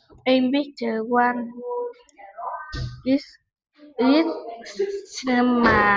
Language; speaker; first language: English; non-native, learner; Vietnamese